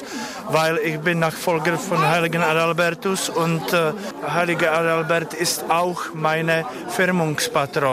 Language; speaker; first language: German; non-native, fluent; Czech